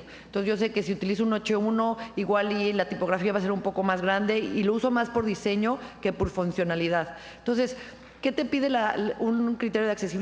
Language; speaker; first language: Spanish; native; Spanish